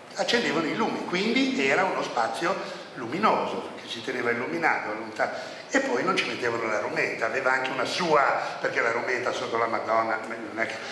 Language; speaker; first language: Italian; native; Italian